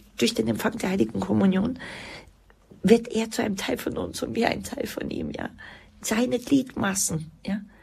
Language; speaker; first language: German; early bilingual, other home language; Croatian